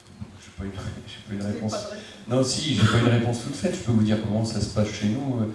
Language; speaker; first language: French; native; French